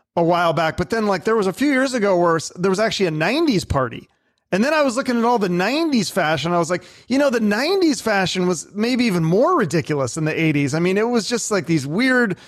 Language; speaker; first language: English; native; English